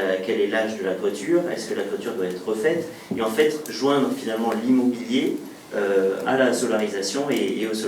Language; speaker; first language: French; native; French